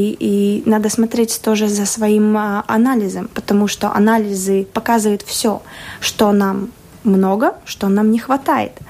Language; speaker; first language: Russian; non-native, local second language; Latvian